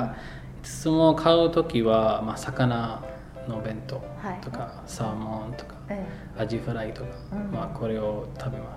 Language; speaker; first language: Japanese; non-native, fluent; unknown